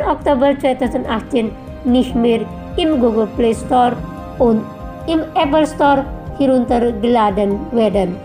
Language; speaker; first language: German; non-native, fluent; Indonesian